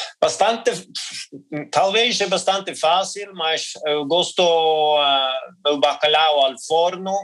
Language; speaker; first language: Portuguese; non-native, learner; Norwegian